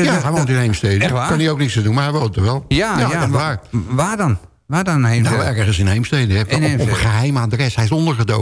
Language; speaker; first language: Dutch; native; Dutch